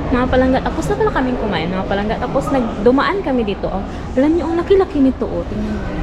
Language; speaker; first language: Filipino; non-native, local second language; Cebuano